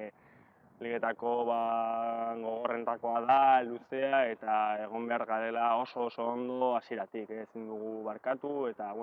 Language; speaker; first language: Basque; non-native, local second language; Spanish